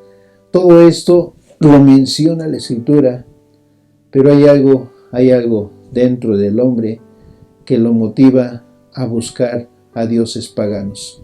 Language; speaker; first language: Spanish; native; Spanish